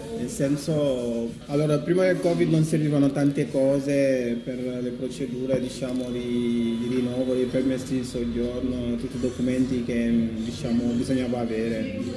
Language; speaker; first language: Italian; non-native, fluent; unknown